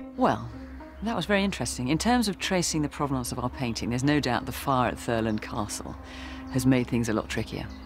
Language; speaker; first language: English; native; English